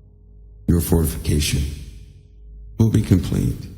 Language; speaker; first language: English; native; English